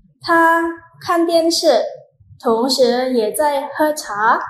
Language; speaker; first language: Chinese; non-native, fluent; Indonesian